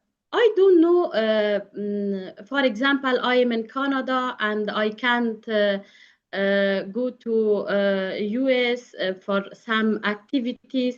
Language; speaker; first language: English; non-native, learner; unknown